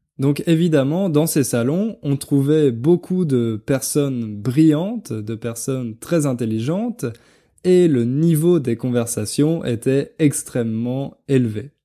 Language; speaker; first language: French; native; French